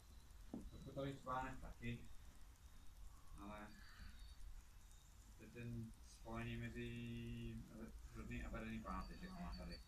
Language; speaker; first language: Czech; non-native, learner; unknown